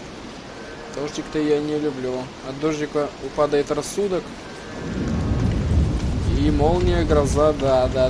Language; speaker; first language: Russian; native; Russian